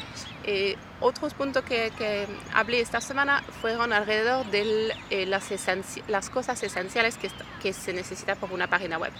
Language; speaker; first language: Spanish; non-native, fluent; French